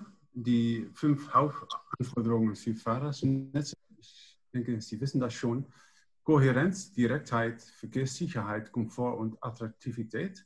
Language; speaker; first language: German; non-native, learner; Dutch